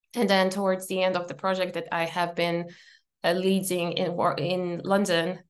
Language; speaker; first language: English; non-native, fluent; Polish